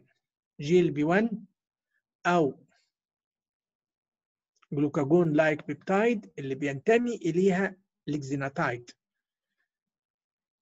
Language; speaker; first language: Arabic; native; Arabic